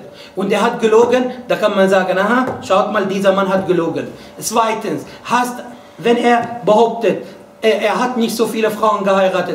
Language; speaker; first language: German; non-native, fluent; Arabic